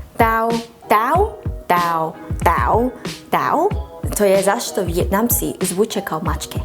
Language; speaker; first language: Croatian; non-native, learner; English